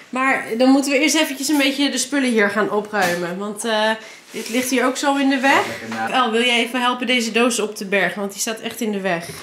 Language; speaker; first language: Dutch; native; Dutch